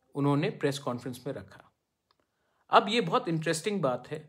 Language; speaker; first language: Hindi; non-native, local second language; Bangla